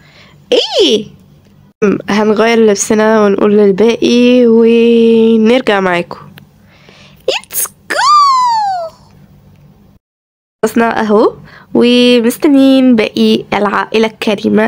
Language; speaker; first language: Arabic; native; Arabic